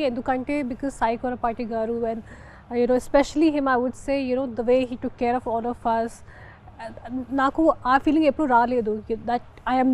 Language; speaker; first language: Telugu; non-native, fluent; Hindi